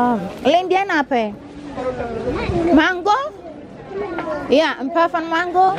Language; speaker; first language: Dutch; non-native, learner; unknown